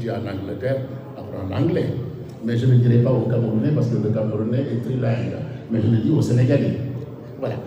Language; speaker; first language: French; non-native, local second language; Wolof